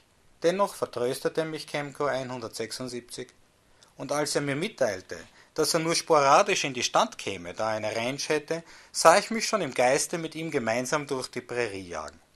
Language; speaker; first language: German; native; German